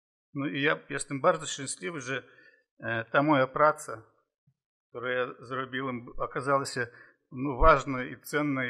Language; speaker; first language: Polish; non-native, fluent; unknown